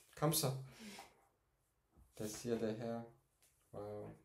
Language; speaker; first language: Danish; non-native, learner; Turkish